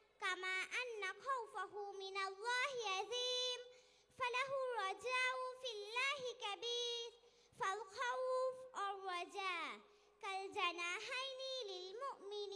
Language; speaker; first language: Arabic; non-native, learner; Bangla